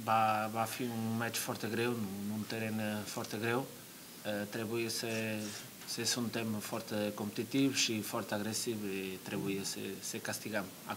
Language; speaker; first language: Romanian; non-native, learner; Portuguese